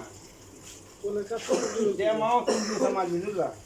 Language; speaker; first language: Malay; non-native, learner; Bangla